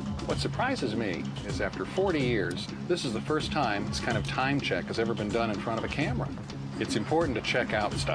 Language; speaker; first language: English; native; English